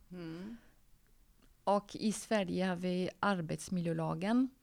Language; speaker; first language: Swedish; non-native, fluent; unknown